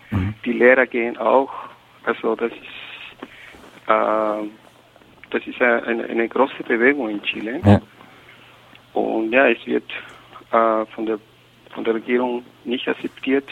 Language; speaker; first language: German; non-native, fluent; Spanish